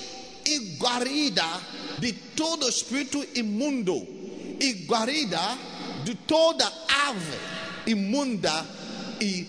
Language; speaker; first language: Portuguese; non-native, learner; English